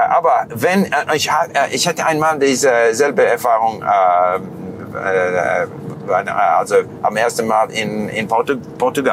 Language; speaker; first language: German; non-native, fluent; English